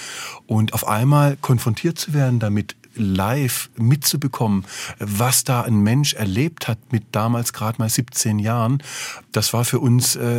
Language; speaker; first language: German; native; German